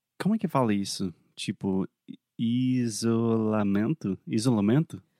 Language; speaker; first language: Portuguese; non-native, fluent; English